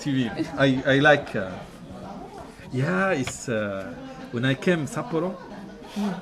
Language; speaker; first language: English; non-native, fluent; Arabic